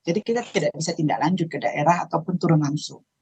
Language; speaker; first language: Indonesian; native; Indonesian